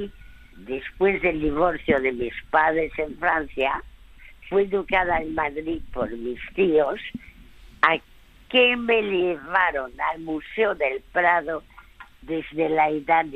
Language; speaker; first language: Spanish; early bilingual, other home language; French